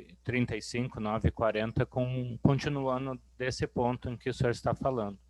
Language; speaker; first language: Portuguese; native; Portuguese